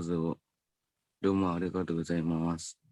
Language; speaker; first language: Japanese; non-native, learner; Indonesian